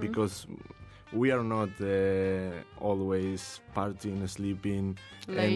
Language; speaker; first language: English; non-native, learner; Spanish